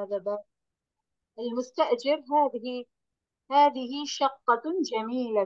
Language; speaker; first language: Arabic; non-native, learner; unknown